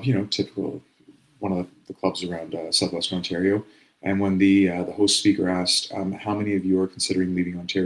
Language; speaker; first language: English; native; English